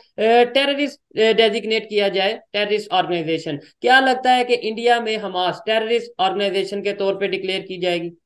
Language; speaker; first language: Hindi; native; Hindi